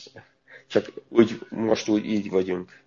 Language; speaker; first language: Hungarian; non-native, learner; Romanian